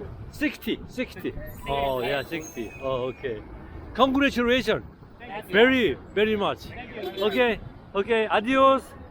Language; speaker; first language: English; non-native, learner; Korean